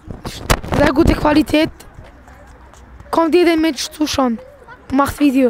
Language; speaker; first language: German; non-native, learner; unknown